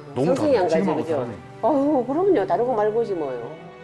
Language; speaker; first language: Korean; native; Korean